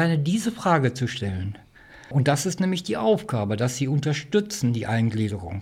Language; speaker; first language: German; native; German